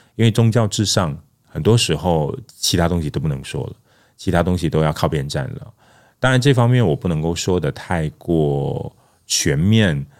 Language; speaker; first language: Chinese; non-native, local second language; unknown